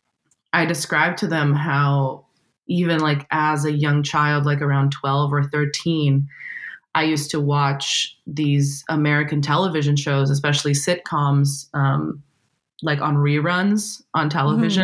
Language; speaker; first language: English; non-native, fluent; Portuguese